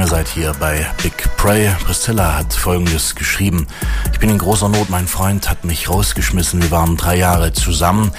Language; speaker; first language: German; native; German